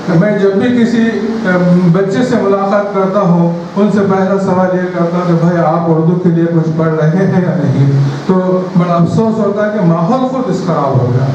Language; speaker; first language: Urdu; native; Urdu